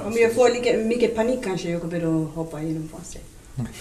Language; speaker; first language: Swedish; non-native, learner; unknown